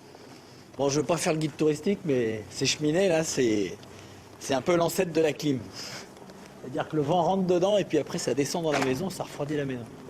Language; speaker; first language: French; native; French